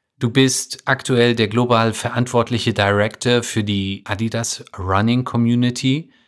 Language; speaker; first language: German; native; German